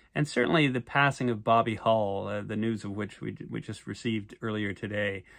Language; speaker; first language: English; native; English